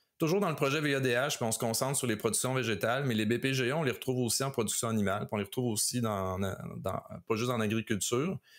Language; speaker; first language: French; native; French